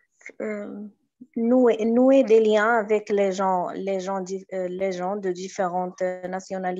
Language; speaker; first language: French; non-native, learner; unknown